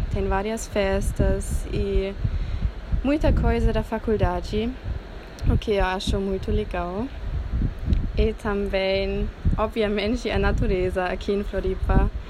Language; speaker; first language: Portuguese; non-native, fluent; German